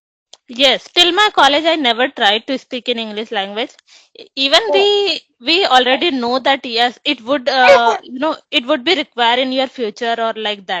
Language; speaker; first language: English; non-native, local second language; Hindi